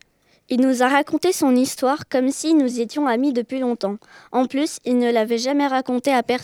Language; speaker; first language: French; native; French